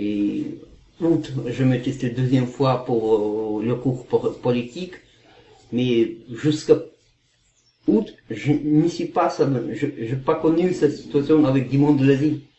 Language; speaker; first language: French; non-native, learner; Kazakh